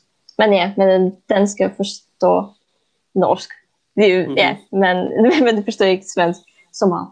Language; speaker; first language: Danish; non-native, fluent; Polish